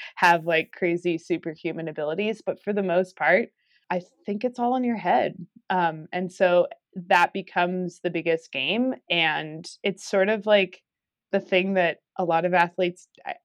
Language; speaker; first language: English; native; English